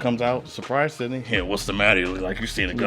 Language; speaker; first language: English; native; English